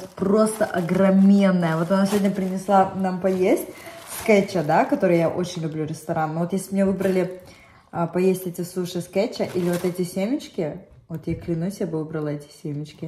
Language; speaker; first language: Russian; native; Russian